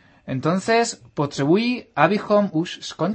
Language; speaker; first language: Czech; non-native, fluent; Spanish